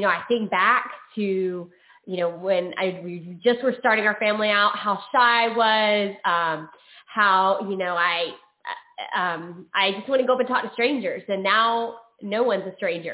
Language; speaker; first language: English; native; English